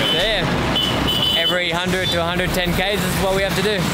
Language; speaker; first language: English; native; English